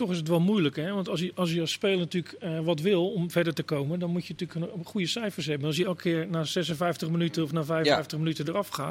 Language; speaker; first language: Dutch; native; Dutch